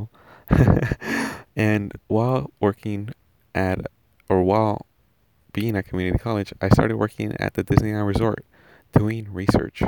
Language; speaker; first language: English; early bilingual, other home language; Spanish